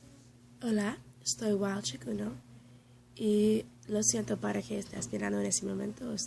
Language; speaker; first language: Spanish; non-native, learner; English